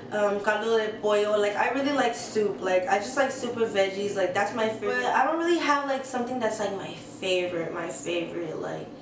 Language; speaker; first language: English; native; English